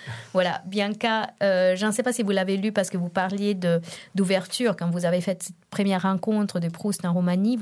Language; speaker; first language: French; non-native, fluent; Italian